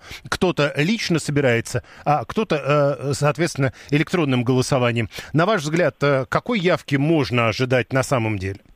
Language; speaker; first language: Russian; native; Russian